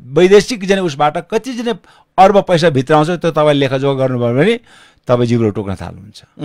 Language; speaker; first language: Nepali; non-native, local second language; Sherpa